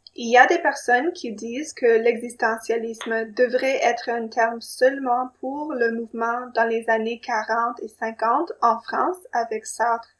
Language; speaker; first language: French; non-native, local second language; English